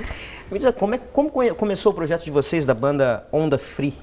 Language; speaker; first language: Portuguese; native; Portuguese